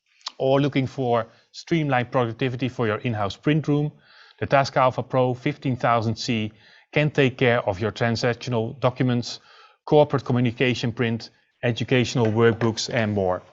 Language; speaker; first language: English; non-native, fluent; Dutch